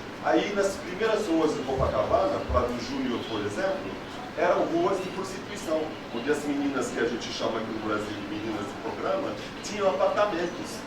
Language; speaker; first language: Portuguese; non-native, fluent; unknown